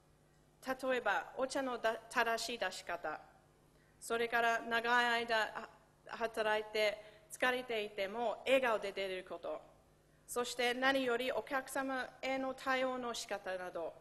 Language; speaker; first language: Japanese; non-native, fluent; English